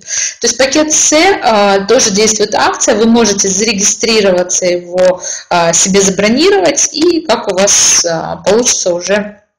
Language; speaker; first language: Russian; native; Russian